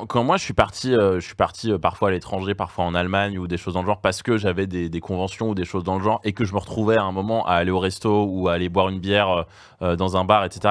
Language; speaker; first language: French; native; French